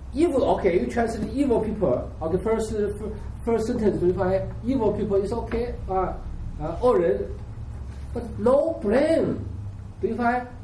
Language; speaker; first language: English; non-native, learner; Chinese